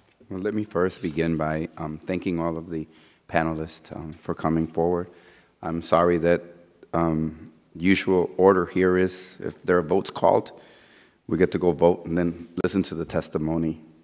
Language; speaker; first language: English; early bilingual, other home language; Spanish